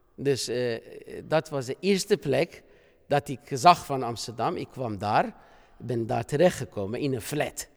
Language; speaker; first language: Dutch; non-native, fluent; Persian